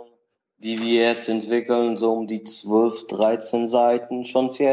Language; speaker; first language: German; non-native, learner; Portuguese